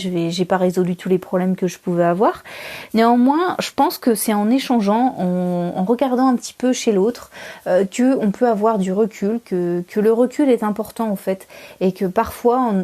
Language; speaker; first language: French; native; French